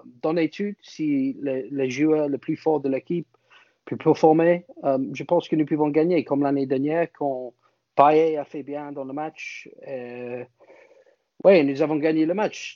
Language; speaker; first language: French; non-native, fluent; English